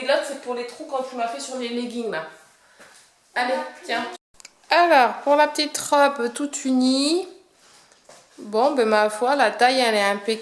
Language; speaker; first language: French; native; French